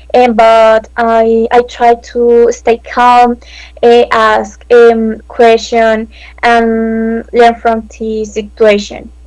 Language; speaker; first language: English; non-native, learner; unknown